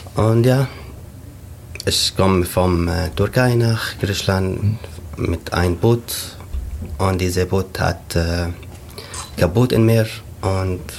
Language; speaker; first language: German; non-native, learner; Arabic